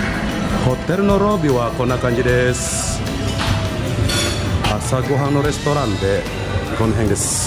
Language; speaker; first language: Japanese; non-native, fluent; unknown